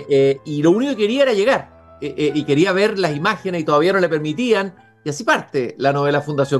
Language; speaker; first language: Spanish; native; Spanish